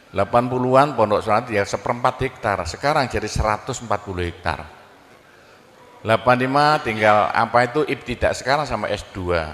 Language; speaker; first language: Indonesian; non-native, local second language; Javanese